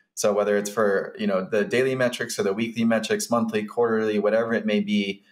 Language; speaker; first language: English; native; English